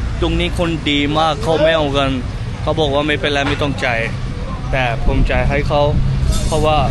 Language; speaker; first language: Thai; non-native, fluent; Urdu